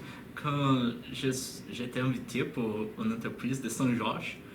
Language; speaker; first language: French; non-native, learner; Spanish